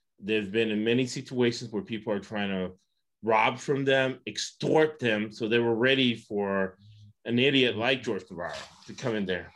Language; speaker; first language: English; early bilingual, other home language; Spanish